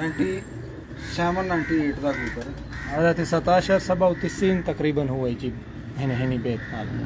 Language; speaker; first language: Arabic; non-native, fluent; Urdu